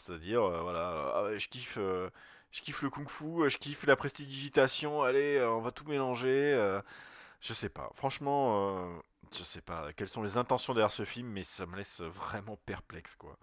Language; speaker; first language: French; native; French